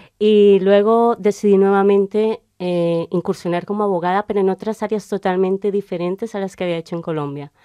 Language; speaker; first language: Spanish; native; Spanish